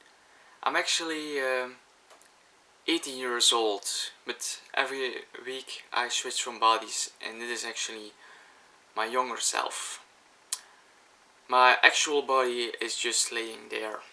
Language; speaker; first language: English; non-native, fluent; Dutch